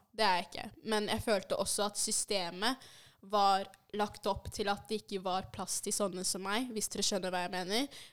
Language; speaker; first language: Norwegian; early bilingual, other home language; Swahili